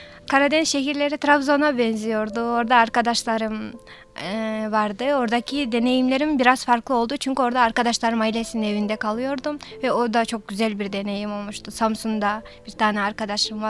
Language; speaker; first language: Turkish; non-native, fluent; Kyrgyz